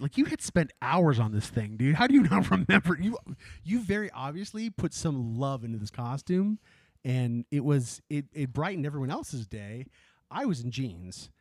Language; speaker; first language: English; early bilingual, other home language; Spanish